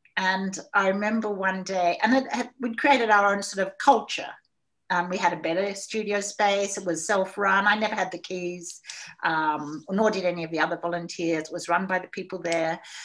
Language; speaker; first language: English; native; English